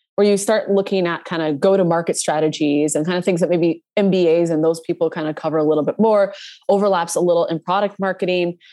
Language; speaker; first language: English; native; English